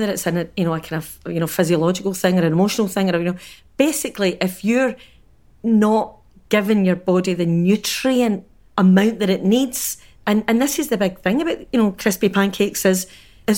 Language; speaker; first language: English; native; English